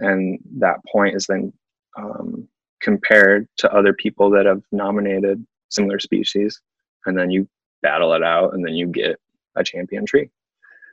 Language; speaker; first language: English; native; English